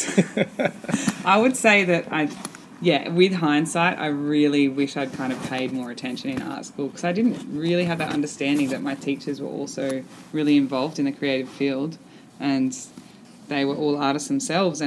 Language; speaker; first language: English; native; English